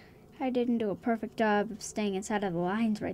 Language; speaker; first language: English; native; English